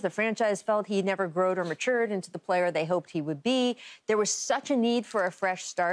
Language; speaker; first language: English; native; English